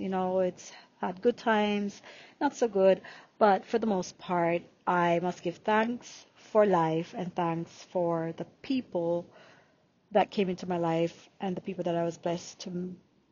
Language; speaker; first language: English; non-native, local second language; Jamaican Creole English